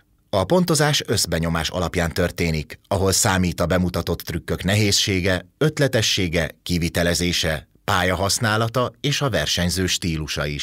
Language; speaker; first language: Hungarian; native; Hungarian